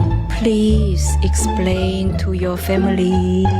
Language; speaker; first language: English; non-native, learner; Thai